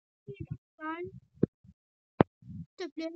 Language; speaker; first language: French; non-native, local second language; Morisyen